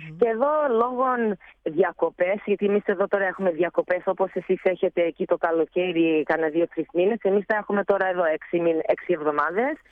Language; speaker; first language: Greek; early bilingual, heritage; Greek